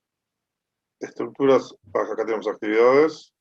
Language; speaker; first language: Spanish; native; Spanish